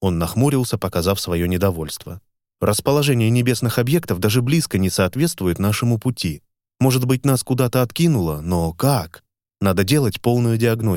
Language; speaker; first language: Russian; native; Russian